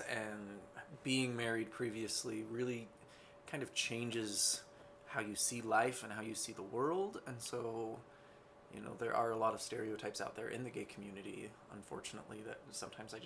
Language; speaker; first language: English; native; English